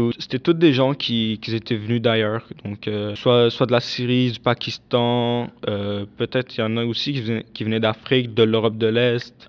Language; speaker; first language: French; early bilingual, other home language; Arabic